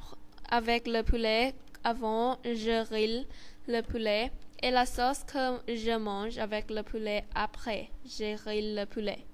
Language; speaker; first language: French; non-native, learner; Thai